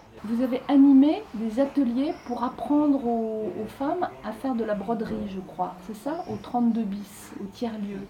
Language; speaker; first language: French; native; French